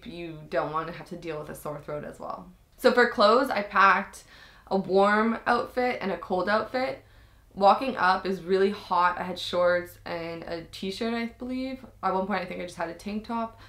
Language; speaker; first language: English; native; English